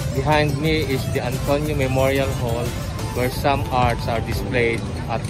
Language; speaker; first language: English; non-native, local second language; Iloko